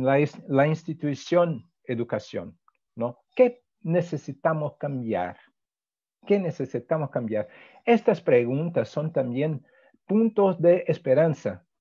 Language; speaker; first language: Spanish; non-native, fluent; Portuguese